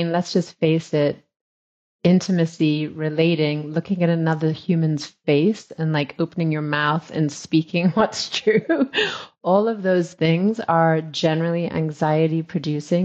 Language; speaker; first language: English; native; English